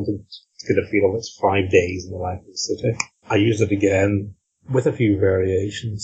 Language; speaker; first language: English; native; English